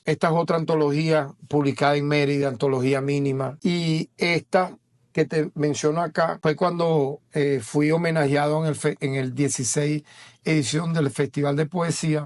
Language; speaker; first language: Spanish; native; Spanish